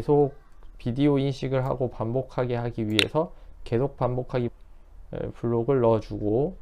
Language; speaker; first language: Korean; native; Korean